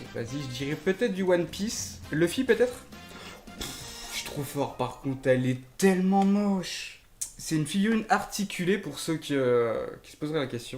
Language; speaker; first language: French; native; French